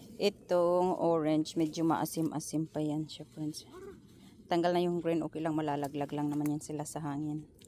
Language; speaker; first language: Filipino; non-native, local second language; Masbatenyo